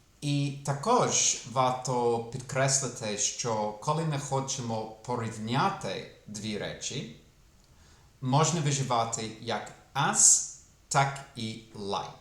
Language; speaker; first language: Ukrainian; non-native, fluent; English